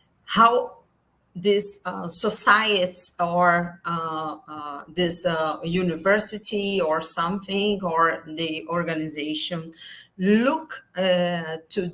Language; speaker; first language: English; non-native, learner; Portuguese